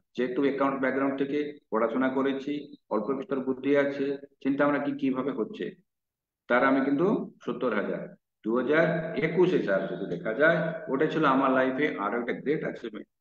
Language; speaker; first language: Bangla; non-native, local second language; Odia